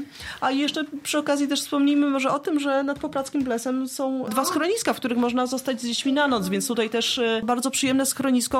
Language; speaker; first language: Polish; native; Polish